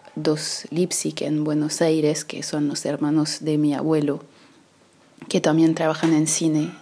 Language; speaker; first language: Spanish; early bilingual, other home language; French